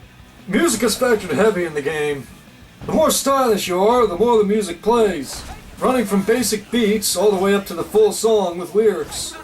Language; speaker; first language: English; native; English